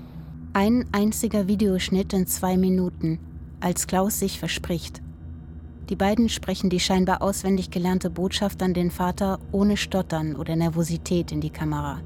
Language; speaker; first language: German; native; German